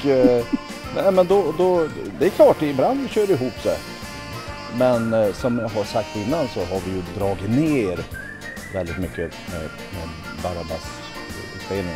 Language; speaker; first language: Swedish; native; Swedish